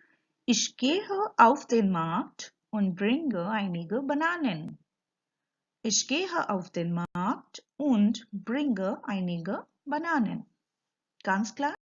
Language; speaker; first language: German; non-native, fluent; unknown